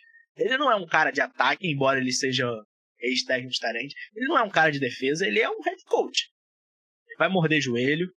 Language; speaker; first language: Portuguese; native; Portuguese